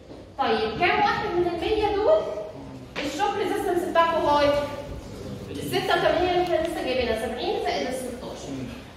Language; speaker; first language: Arabic; native; Arabic